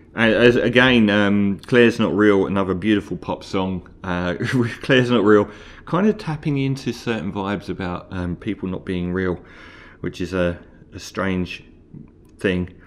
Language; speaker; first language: English; native; English